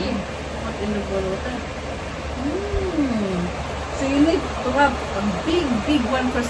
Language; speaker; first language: English; non-native, learner; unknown